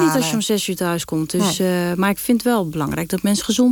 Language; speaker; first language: Dutch; native; Dutch